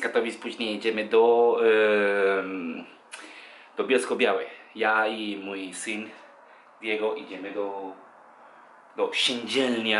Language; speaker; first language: Polish; non-native, learner; Spanish